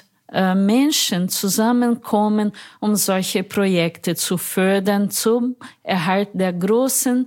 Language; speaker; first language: German; non-native, fluent; Portuguese